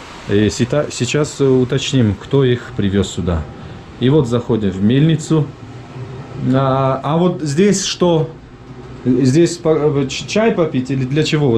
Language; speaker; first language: Russian; non-native, local second language; Tajik